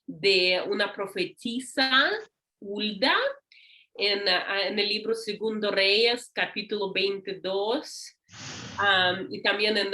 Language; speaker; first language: Spanish; non-native, learner; English